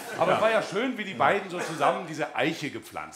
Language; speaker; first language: German; native; German